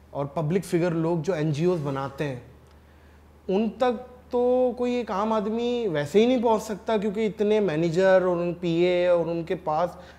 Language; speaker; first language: Urdu; native; Urdu